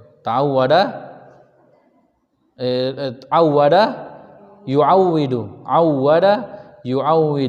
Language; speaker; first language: Arabic; non-native, fluent; Indonesian